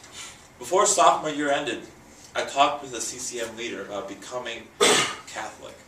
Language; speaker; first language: English; native; English